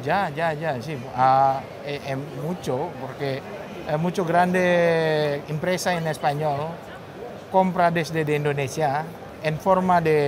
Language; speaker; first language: Spanish; non-native, learner; Indonesian